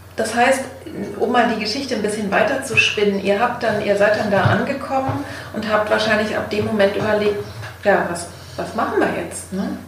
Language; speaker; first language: German; native; German